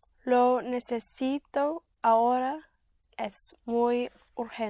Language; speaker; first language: Spanish; non-native, learner; English